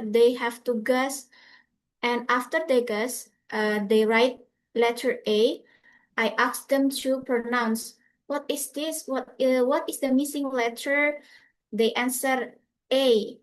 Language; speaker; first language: English; non-native, fluent; Indonesian